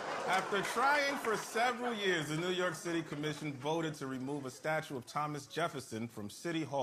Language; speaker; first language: English; native; English